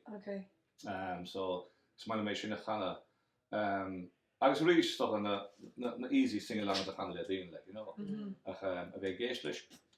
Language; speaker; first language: Irish; native; Irish